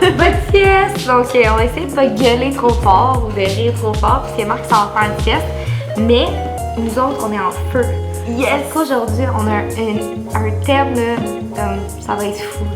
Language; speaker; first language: French; native; French